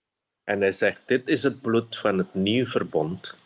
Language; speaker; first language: Dutch; non-native, fluent; Indonesian